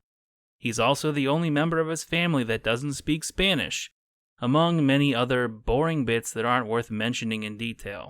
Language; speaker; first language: English; native; English